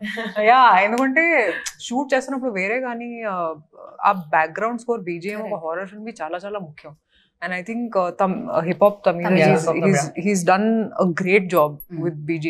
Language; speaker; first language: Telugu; non-native, fluent; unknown